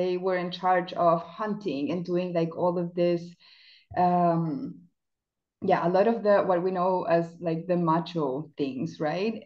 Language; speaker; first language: English; non-native, fluent; Spanish